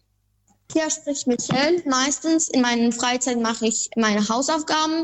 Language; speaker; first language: German; non-native, fluent; Albanian